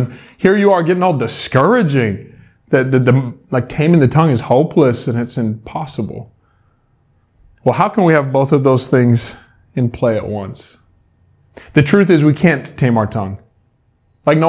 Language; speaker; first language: English; native; English